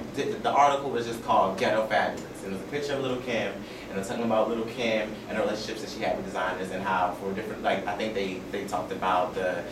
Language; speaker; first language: English; native; English